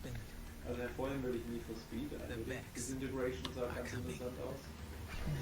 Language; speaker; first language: German; native; German